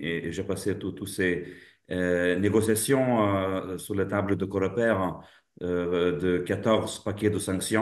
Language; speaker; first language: French; non-native, fluent; Lithuanian